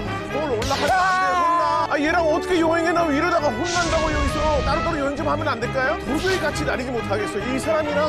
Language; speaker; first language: Korean; non-native, fluent; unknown